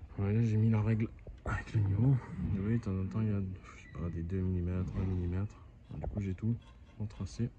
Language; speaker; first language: French; native; French